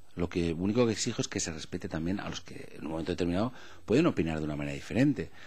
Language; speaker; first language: Spanish; non-native, local second language; Catalan